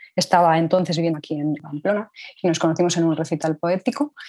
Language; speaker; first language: Spanish; native; Spanish